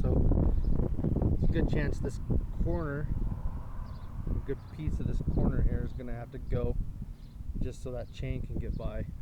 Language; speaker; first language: English; native; English